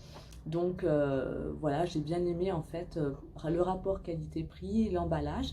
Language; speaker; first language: French; native; French